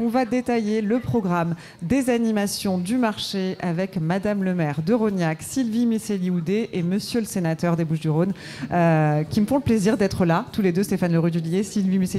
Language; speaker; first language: French; native; French